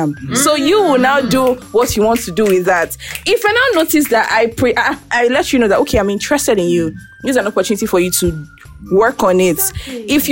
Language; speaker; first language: English; non-native, local second language; Yoruba